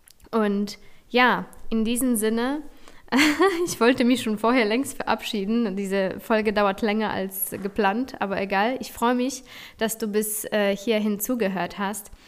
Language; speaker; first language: German; non-native, fluent; Polish